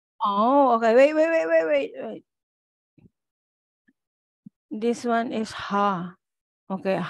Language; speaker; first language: English; non-native, local second language; Filipino